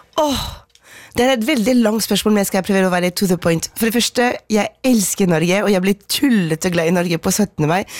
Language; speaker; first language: Norwegian; non-native, fluent; French